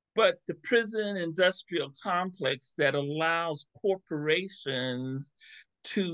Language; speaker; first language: English; native; English